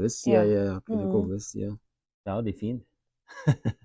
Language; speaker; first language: Norwegian; non-native, learner; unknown